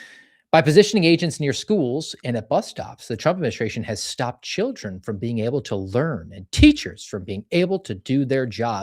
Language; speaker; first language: English; native; English